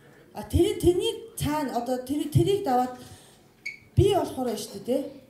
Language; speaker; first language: Mongolian; non-native, fluent; Japanese